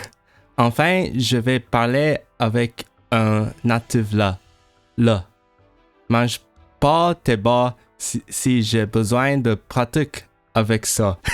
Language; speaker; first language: French; non-native, learner; Cantonese